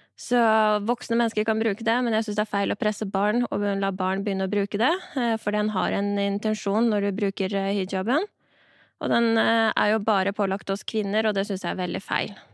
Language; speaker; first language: Norwegian; early bilingual, other home language; Persian